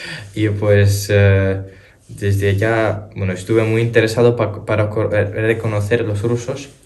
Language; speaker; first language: Spanish; early bilingual, other home language; Ukrainian